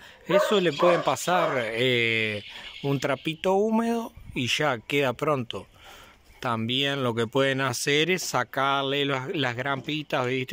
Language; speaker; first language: Spanish; native; Spanish